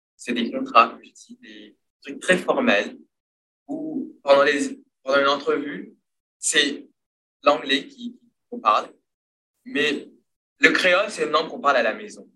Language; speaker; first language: French; non-native, local second language; Morisyen